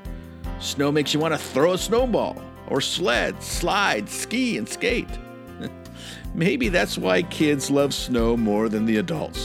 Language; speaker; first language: English; native; English